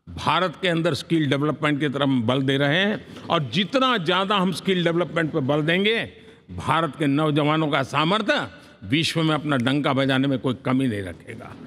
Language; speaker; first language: Hindi; non-native, local second language; Gujarati